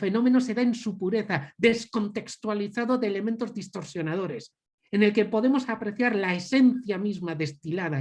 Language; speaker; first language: Spanish; native; Spanish